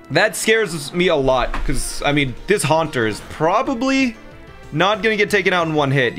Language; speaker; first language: English; native; English